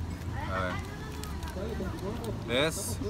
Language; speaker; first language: Spanish; native; Spanish